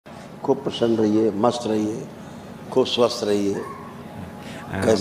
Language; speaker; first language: Hindi; native; Hindi